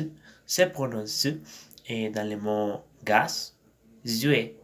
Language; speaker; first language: French; non-native, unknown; Spanish